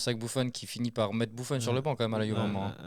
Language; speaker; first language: French; native; French